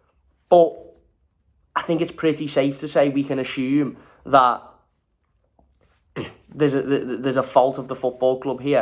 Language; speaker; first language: English; native; English